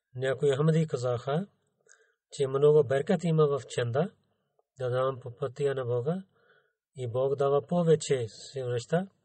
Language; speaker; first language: Bulgarian; non-native, fluent; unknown